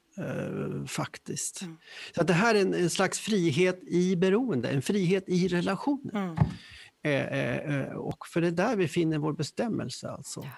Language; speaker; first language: Swedish; native; Swedish